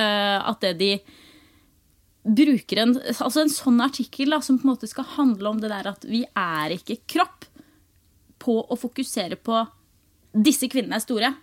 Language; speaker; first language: Norwegian; native; Norwegian